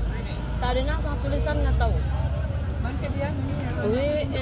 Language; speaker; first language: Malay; non-native, local second language; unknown